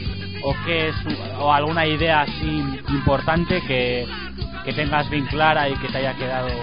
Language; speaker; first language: Spanish; native; Spanish